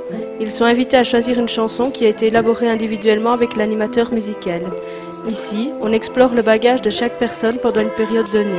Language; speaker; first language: French; native; French